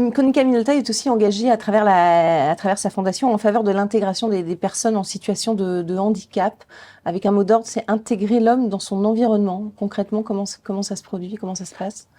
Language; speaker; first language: French; native; French